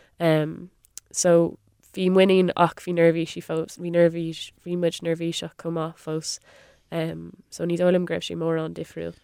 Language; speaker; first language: Irish; non-native, local second language; English